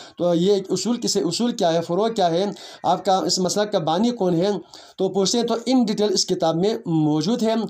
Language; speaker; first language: Urdu; non-native, local second language; Balti